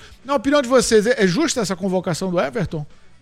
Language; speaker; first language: Portuguese; native; Portuguese